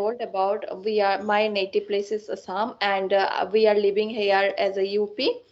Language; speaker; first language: English; non-native, learner; Assamese